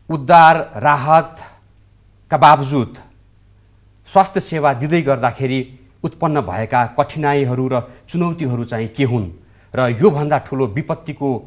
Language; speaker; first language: Nepali; native; Nepali